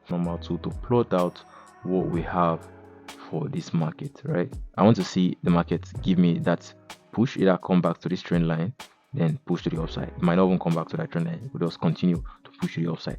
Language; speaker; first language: English; native; English